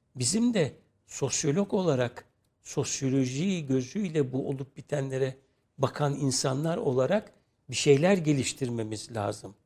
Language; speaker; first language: Turkish; native; Turkish